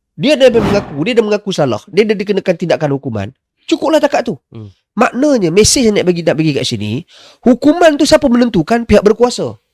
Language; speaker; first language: Malay; native; Malay